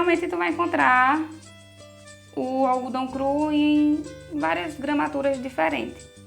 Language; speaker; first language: Portuguese; native; Portuguese